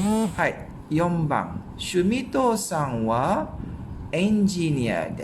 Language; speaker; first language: Japanese; non-native, fluent; Malay